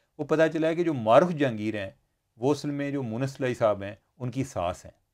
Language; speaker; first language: Urdu; non-native, local second language; Punjabi